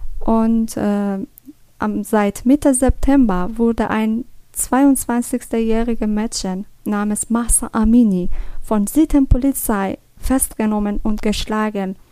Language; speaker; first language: German; non-native, learner; Persian